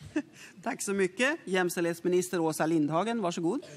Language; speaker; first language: Swedish; native; Swedish